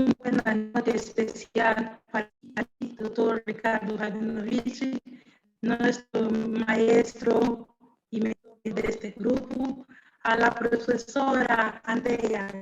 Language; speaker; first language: Spanish; non-native, fluent; Portuguese